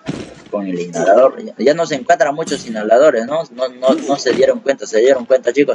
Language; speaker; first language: Spanish; native; Spanish